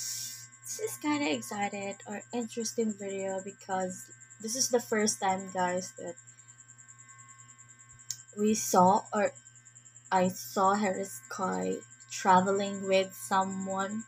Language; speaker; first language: English; non-native, learner; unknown